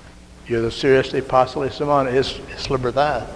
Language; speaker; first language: Spanish; non-native, learner; English